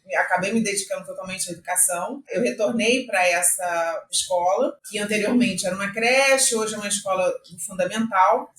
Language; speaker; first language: Portuguese; native; Portuguese